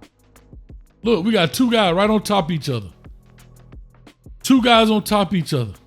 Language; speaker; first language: English; native; English